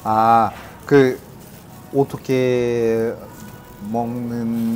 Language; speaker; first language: Korean; non-native, learner; Russian